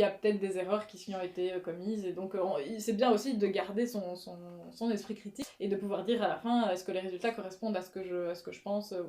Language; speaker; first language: French; native; French